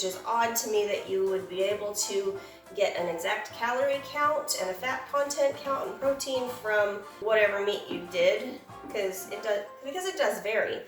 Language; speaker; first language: English; native; English